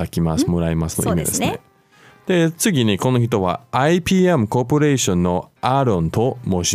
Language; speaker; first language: Japanese; non-native, fluent; English